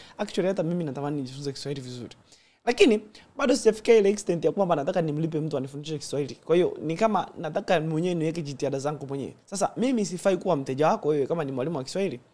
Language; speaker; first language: Swahili; native; Swahili